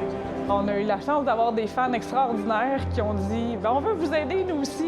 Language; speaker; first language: French; native; French